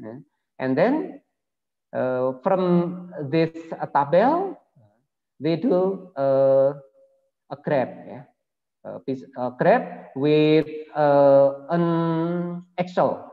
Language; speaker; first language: English; non-native, learner; Indonesian